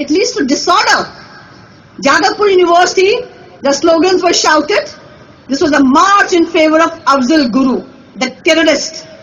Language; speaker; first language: English; non-native, local second language; Hindi